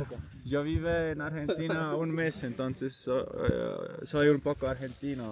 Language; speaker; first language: Spanish; non-native, learner; Estonian